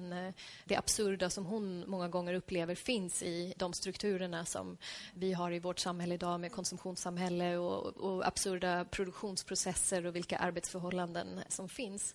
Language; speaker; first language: Swedish; native; Swedish